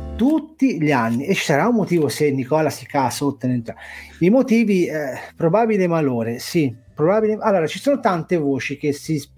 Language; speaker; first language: Italian; native; Italian